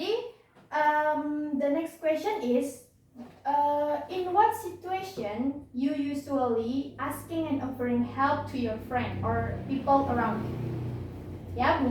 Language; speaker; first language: English; non-native, learner; Indonesian